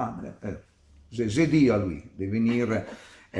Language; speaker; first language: French; non-native, learner; Italian